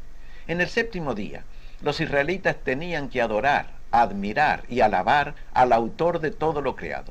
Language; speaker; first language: Spanish; native; Spanish